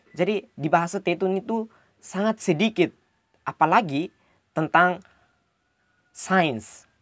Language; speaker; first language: Indonesian; non-native, local second language; Tetum